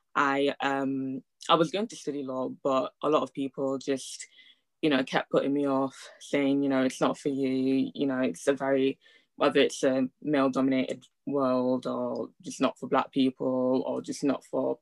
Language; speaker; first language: English; early bilingual, other home language; Italian